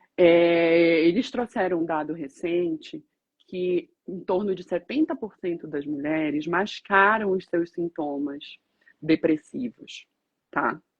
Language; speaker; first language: Portuguese; native; Portuguese